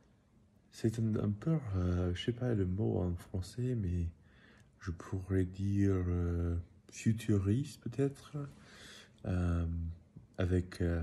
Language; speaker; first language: French; non-native, learner; English